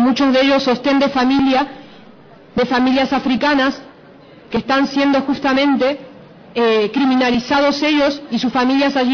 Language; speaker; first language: Spanish; native; Spanish